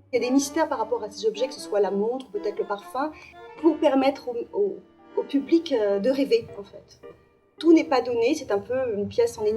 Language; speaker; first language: French; native; French